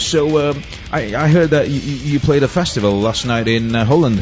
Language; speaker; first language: English; non-native, fluent; Bulgarian